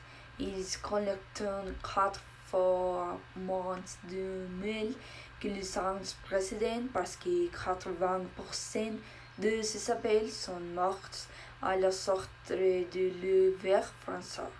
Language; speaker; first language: French; non-native, learner; Spanish